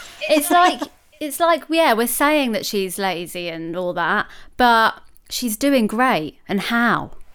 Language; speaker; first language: English; native; English